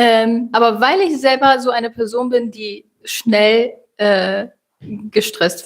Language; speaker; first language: German; non-native, fluent; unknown